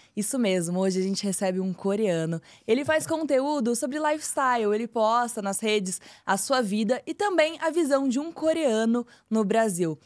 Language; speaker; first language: Portuguese; native; Portuguese